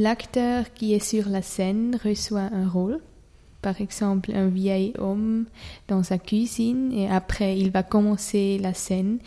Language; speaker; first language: French; non-native, learner; German